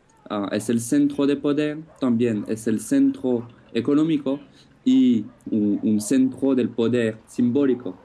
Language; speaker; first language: Spanish; non-native, fluent; French